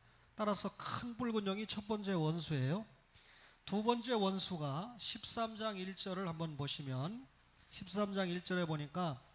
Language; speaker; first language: Korean; native; Korean